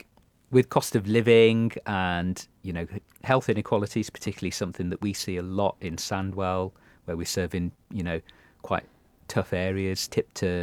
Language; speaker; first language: English; native; English